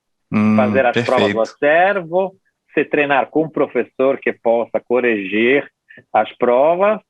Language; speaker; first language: Portuguese; non-native, fluent; Italian